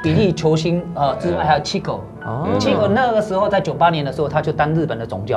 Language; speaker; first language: Chinese; native; Chinese